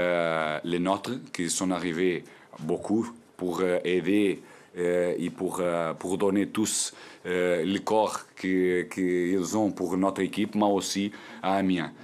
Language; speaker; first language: French; non-native, learner; Portuguese